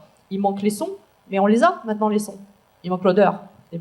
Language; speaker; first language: French; native; French